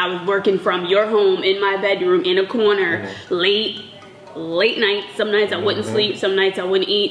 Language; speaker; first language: English; native; English